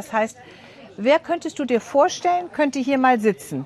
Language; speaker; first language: German; native; German